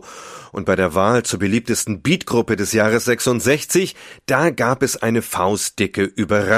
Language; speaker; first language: German; native; German